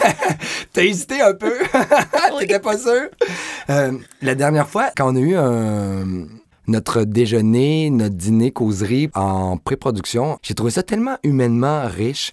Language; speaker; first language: French; native; French